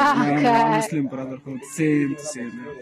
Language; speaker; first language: English; non-native, learner; Arabic